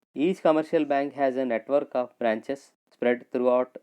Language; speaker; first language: English; non-native, local second language; Telugu